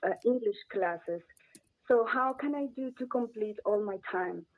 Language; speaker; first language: English; non-native, learner; Spanish